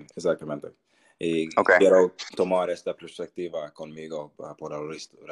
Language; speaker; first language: Spanish; non-native, learner; English